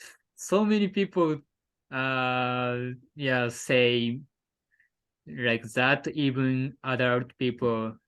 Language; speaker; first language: English; non-native, learner; Japanese